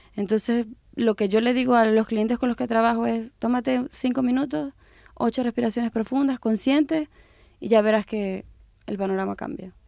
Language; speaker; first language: Spanish; native; Spanish